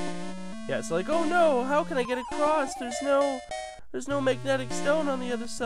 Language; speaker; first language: English; native; English